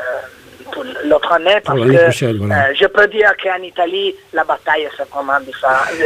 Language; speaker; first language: French; non-native, learner; Italian